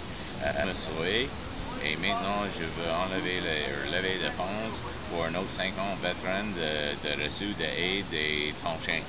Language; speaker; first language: French; non-native, local second language; English